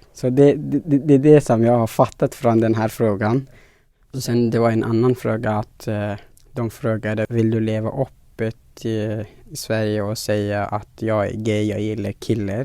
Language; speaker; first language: Swedish; non-native, fluent; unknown